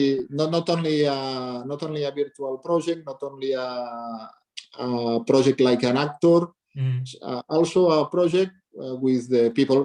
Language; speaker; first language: English; non-native, learner; Catalan